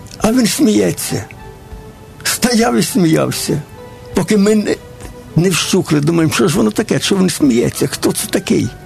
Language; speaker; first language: Ukrainian; native; Ukrainian